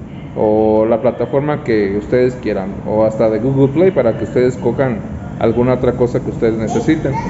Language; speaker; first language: Spanish; native; Spanish